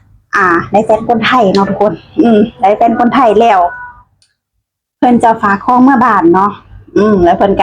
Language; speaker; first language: Thai; non-native, local second language; Lao